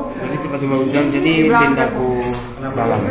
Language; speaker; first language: Indonesian; non-native, learner; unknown